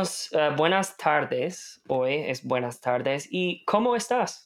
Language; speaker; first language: Spanish; non-native, fluent; English